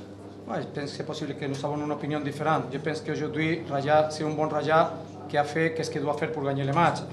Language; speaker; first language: French; non-native, learner; Catalan